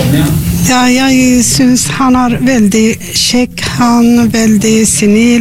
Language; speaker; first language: Norwegian; non-native, learner; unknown